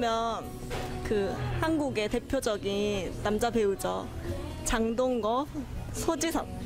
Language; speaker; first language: Korean; native; Korean